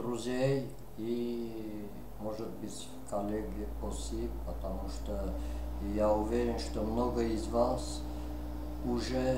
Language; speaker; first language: Russian; non-native, fluent; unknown